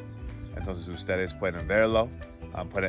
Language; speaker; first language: Spanish; non-native, fluent; English